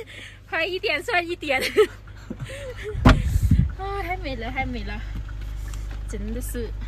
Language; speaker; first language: Chinese; non-native, fluent; Lao